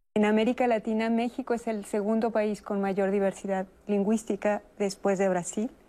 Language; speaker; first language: Spanish; native; Spanish